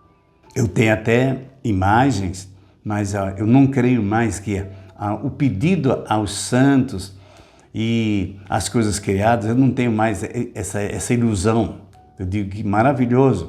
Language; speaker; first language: Portuguese; native; Portuguese